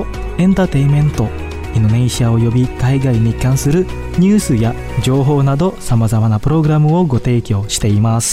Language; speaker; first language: Japanese; non-native, fluent; Indonesian